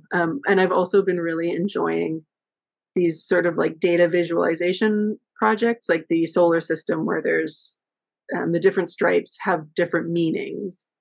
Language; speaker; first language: English; native; English